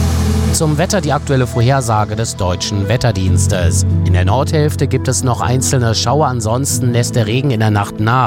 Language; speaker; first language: German; native; German